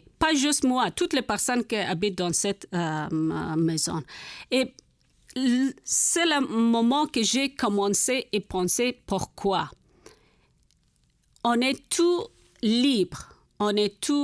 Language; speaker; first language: French; non-native, learner; Persian